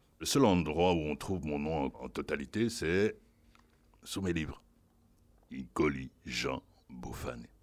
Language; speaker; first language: French; non-native, local second language; Lingala